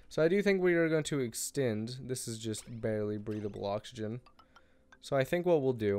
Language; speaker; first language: English; native; English